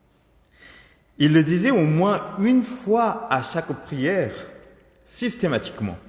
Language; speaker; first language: French; non-native, fluent; Korean